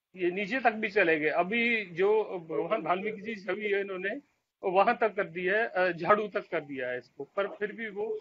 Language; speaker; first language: Hindi; native; Hindi